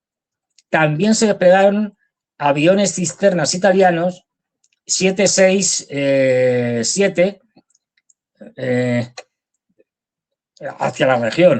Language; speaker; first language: Spanish; native; Spanish